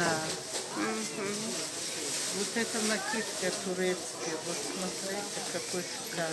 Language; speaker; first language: Russian; non-native, learner; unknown